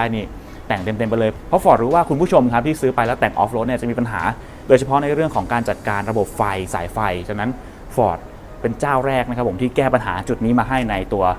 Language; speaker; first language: Thai; native; Thai